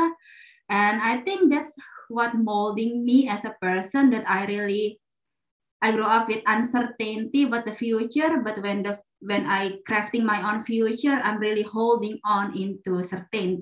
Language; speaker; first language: English; non-native, fluent; Indonesian